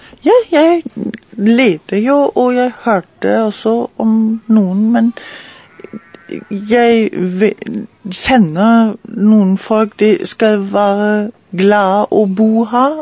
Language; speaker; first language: Norwegian; non-native, learner; German